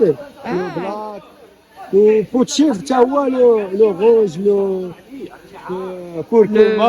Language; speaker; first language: French; non-native, learner; Arabic